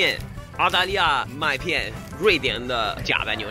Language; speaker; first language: Chinese; non-native, fluent; Spanish